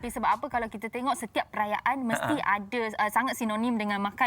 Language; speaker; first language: Malay; non-native, local second language; Chinese